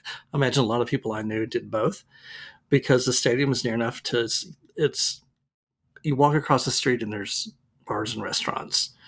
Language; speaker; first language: English; native; English